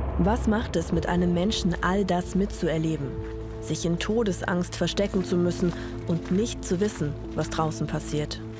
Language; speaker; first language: German; native; German